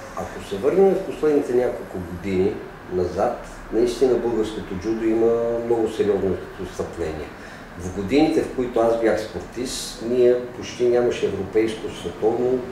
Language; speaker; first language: Bulgarian; native; Bulgarian